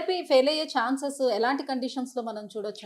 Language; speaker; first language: Telugu; native; Telugu